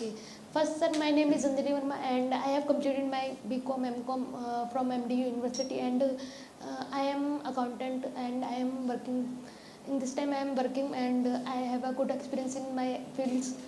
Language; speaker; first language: English; non-native, learner; Hindi